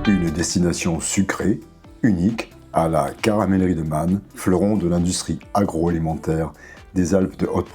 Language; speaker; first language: French; native; French